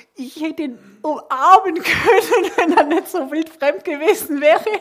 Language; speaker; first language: German; native; German